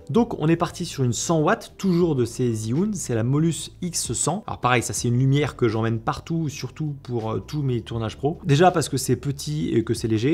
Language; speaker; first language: French; native; French